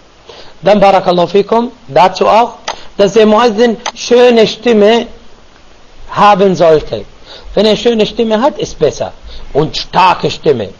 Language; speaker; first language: German; non-native, fluent; Arabic